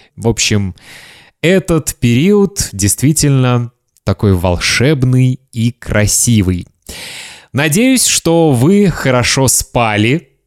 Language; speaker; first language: Russian; native; Russian